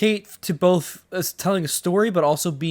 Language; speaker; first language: English; native; English